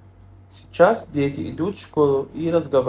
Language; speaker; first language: Russian; non-native, fluent; Arabic